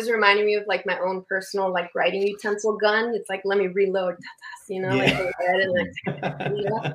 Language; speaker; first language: English; native; English